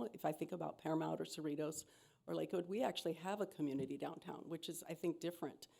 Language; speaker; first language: English; native; English